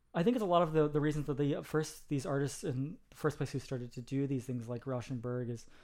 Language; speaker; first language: English; native; English